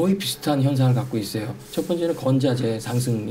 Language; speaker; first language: Korean; native; Korean